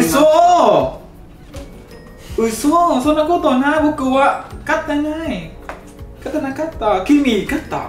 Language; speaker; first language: Japanese; non-native, learner; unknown